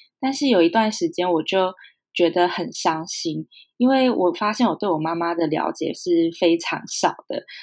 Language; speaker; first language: Chinese; native; Chinese